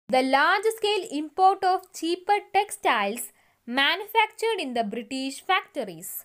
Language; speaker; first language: English; non-native, local second language; Malayalam